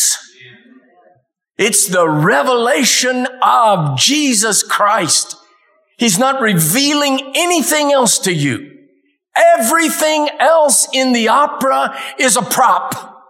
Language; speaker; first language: English; native; English